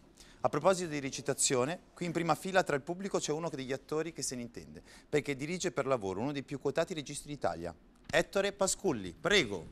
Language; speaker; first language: Italian; native; Italian